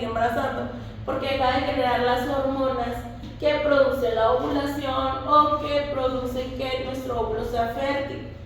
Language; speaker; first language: Spanish; native; Spanish